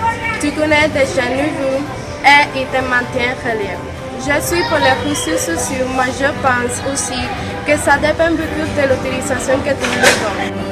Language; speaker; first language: French; non-native, learner; Spanish